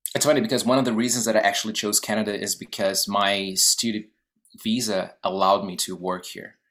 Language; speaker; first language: English; non-native, fluent; Portuguese